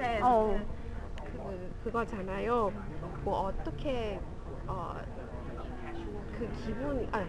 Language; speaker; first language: Korean; non-native, learner; Thai